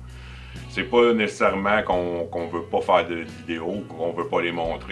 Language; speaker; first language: French; native; French